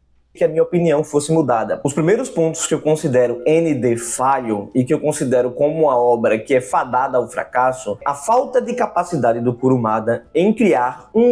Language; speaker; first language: Portuguese; native; Portuguese